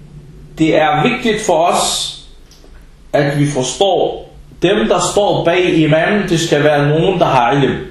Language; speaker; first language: Danish; early bilingual, other home language; Arabic